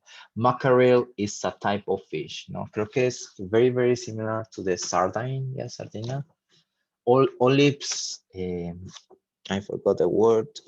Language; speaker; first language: English; non-native, fluent; Spanish